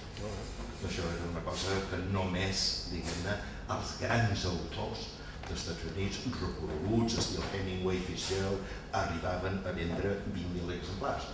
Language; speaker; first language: Catalan; non-native, fluent; English